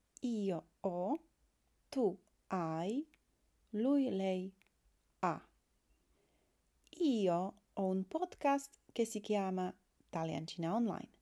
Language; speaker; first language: Italian; non-native, fluent; Slovak